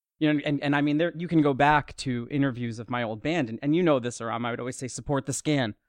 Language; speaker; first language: English; native; English